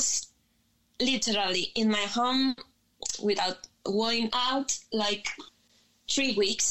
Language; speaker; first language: English; non-native, learner; Spanish